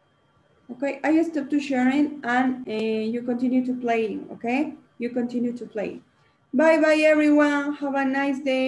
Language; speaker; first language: English; non-native, learner; Spanish